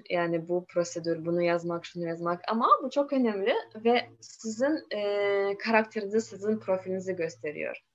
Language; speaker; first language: Turkish; non-native, learner; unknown